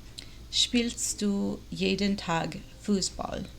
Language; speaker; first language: German; non-native, learner; English